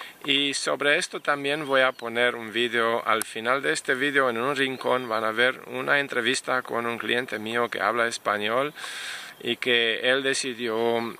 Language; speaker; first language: Spanish; non-native, fluent; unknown